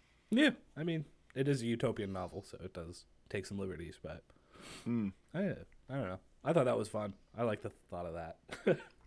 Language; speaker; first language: English; native; English